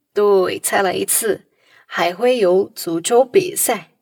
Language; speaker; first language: Chinese; non-native, fluent; Portuguese